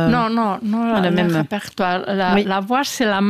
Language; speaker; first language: French; non-native, learner; Spanish